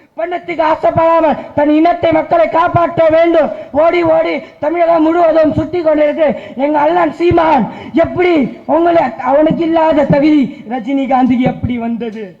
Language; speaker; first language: Tamil; non-native, local second language; Urdu